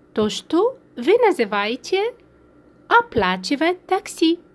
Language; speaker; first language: Russian; non-native, fluent; French